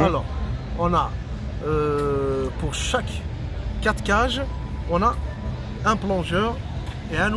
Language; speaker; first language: French; non-native, local second language; Kabyle